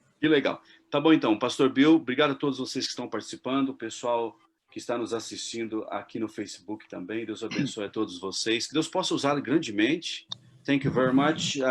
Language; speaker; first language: Portuguese; native; Portuguese